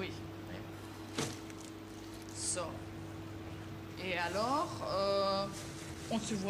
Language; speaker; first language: French; non-native, learner; German